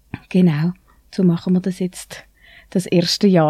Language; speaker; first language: German; native; German